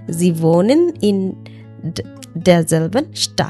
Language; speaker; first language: German; non-native, learner; Bangla